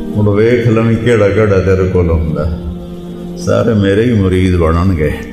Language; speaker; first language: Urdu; non-native, local second language; Punjabi